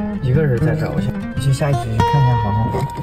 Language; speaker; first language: Chinese; native; Chinese